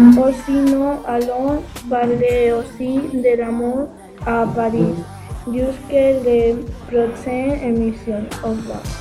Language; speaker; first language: French; non-native, learner; Spanish